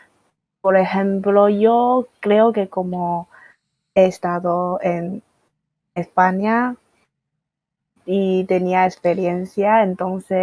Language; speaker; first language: Spanish; non-native, fluent; Chinese